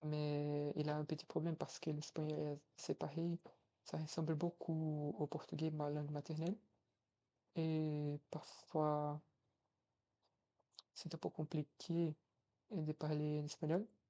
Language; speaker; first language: French; non-native, fluent; Portuguese